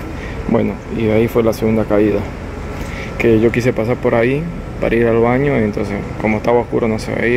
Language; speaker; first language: Spanish; native; Spanish